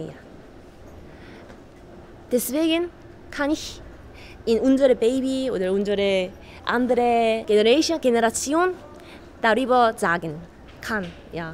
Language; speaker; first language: German; non-native, learner; Korean